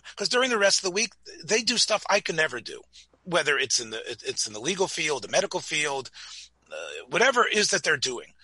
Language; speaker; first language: English; native; English